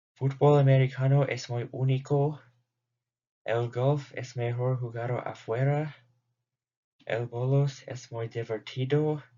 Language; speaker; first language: Spanish; non-native, learner; English